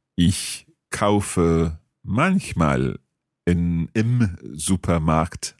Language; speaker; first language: German; non-native, learner; English